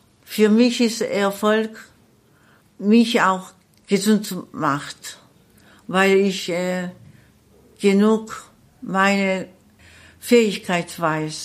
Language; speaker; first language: German; non-native, learner; Korean